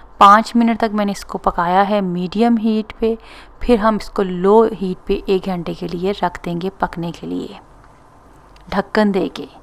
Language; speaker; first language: Urdu; non-native, local second language; Punjabi